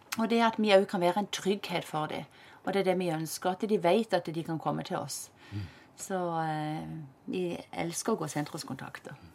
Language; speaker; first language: Norwegian; native; Norwegian